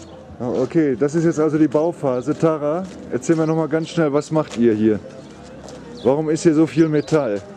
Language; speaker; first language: German; native; German